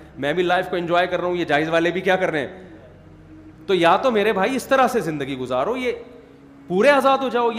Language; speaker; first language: Urdu; native; Urdu